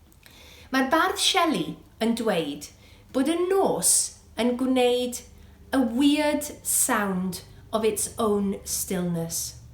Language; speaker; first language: Welsh; native; Welsh